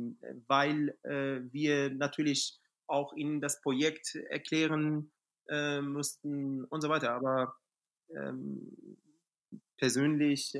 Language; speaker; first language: German; non-native, fluent; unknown